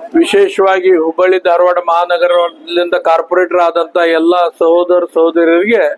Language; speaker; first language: Kannada; native; Kannada